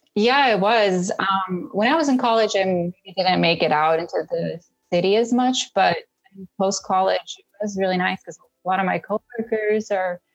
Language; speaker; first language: English; early bilingual, other home language; Russian